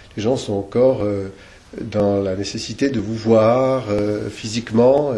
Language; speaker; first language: French; native; French